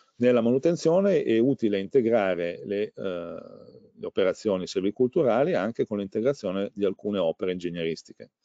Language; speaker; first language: Italian; native; Italian